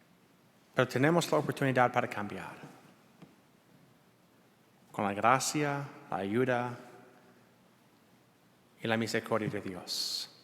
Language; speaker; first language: Spanish; non-native, learner; English